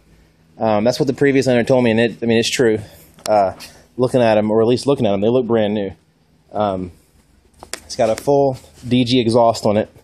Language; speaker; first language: English; native; English